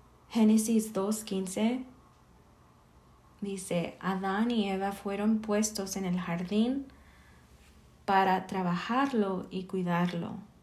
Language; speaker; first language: Spanish; early bilingual, heritage; Spanish